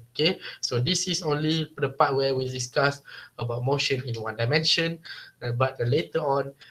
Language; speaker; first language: English; non-native, local second language; Malay